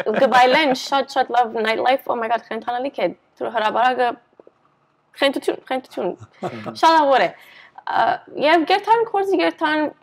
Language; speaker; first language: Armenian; early bilingual, heritage; Armenian